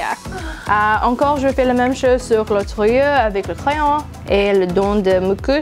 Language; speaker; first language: French; non-native, learner; English